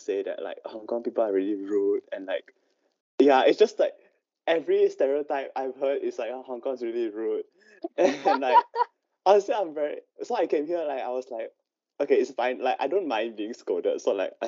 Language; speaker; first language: English; non-native, local second language; Cantonese